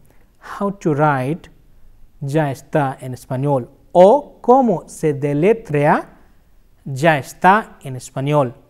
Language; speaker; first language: Spanish; non-native, fluent; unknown